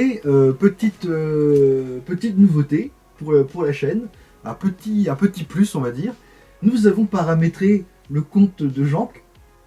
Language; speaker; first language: French; native; French